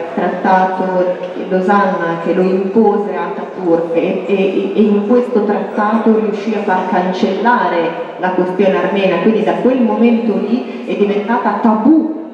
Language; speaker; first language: Italian; native; Italian